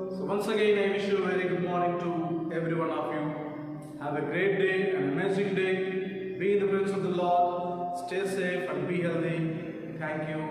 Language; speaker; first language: English; non-native, local second language; Telugu